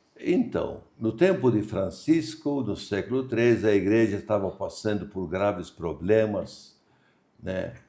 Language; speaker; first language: Portuguese; non-native, fluent; Maltese